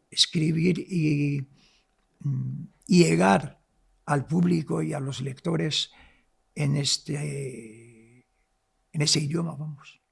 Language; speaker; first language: Spanish; non-native, local second language; Arabic